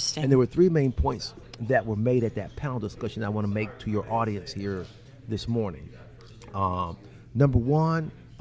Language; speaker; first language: English; native; English